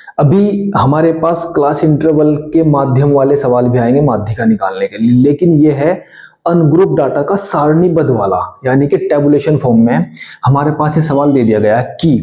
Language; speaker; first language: Hindi; native; Hindi